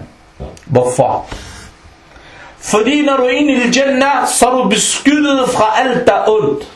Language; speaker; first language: Danish; non-native, local second language; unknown